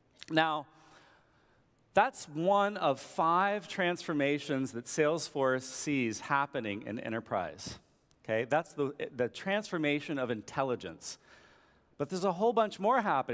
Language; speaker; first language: English; native; English